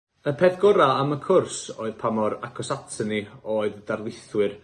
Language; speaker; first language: Welsh; native; Welsh